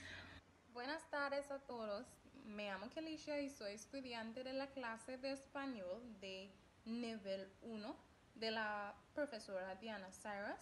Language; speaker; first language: Spanish; non-native, learner; English